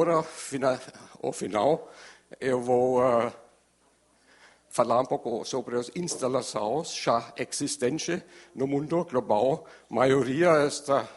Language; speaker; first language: Portuguese; non-native, learner; German